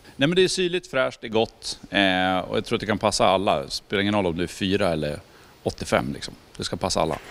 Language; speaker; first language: Swedish; native; Swedish